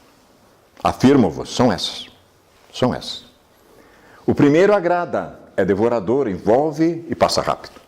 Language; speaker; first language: Portuguese; native; Portuguese